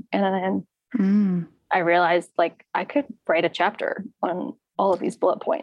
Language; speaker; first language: English; native; English